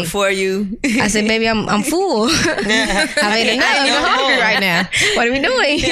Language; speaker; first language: English; native; English